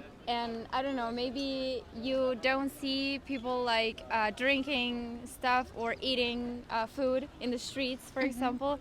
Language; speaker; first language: English; non-native, fluent; Spanish